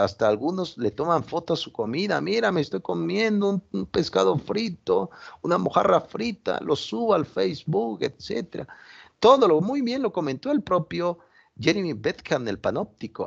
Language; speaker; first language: Spanish; native; Spanish